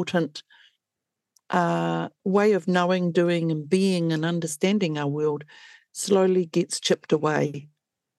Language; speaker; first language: English; native; English